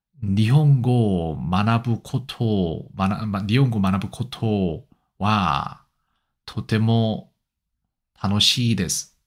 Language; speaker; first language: Japanese; non-native, learner; Korean